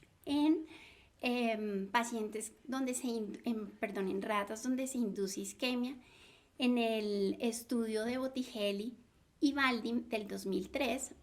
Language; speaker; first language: Spanish; native; Spanish